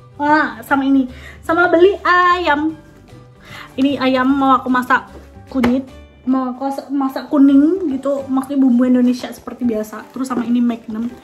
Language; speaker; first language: Indonesian; native; Indonesian